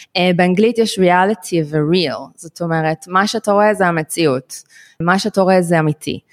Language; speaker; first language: Hebrew; native; Hebrew